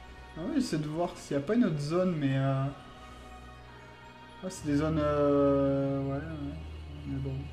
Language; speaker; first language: French; native; French